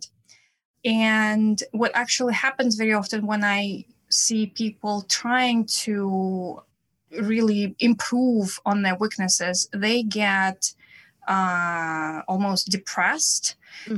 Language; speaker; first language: English; non-native, fluent; Russian